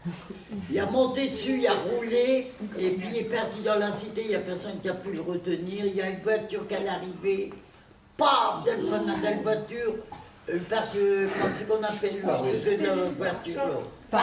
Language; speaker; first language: French; native; French